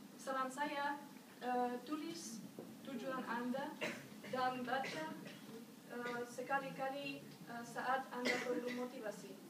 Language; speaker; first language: Indonesian; non-native, learner; German